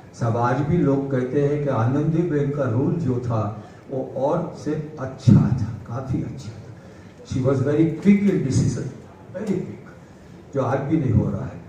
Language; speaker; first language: Hindi; non-native, local second language; Gujarati